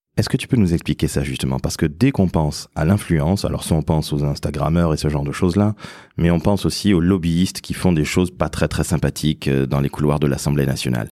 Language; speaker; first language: French; native; French